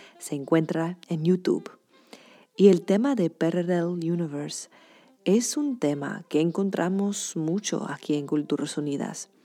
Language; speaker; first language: Spanish; non-native, fluent; English